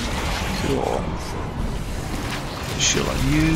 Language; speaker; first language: English; native; English